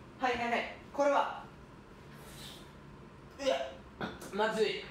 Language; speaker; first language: Japanese; non-native, learner; English